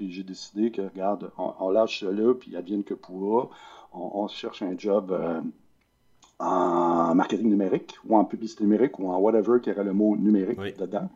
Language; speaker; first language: French; native; French